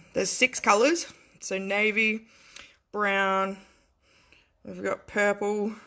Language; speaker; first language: English; native; English